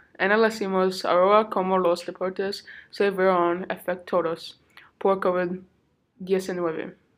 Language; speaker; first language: Spanish; non-native, learner; English